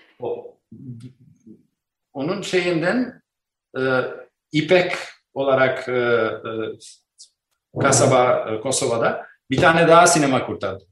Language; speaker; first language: Turkish; non-native, learner; Albanian